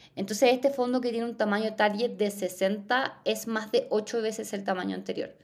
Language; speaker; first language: Spanish; native; Spanish